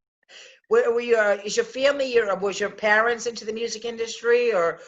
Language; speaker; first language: English; native; English